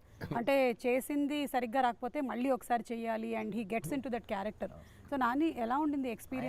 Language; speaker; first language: Telugu; native; Telugu